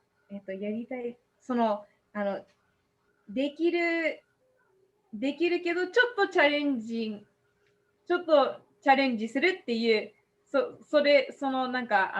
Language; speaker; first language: Japanese; non-native, fluent; English